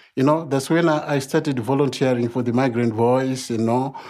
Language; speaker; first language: English; non-native, local second language; Shona